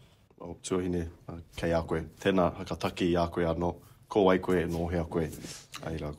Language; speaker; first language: Māori; non-native, local second language; English